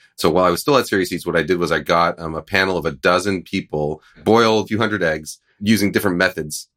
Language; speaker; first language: English; native; English